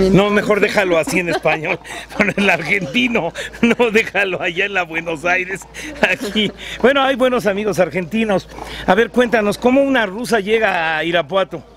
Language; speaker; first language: Spanish; native; Spanish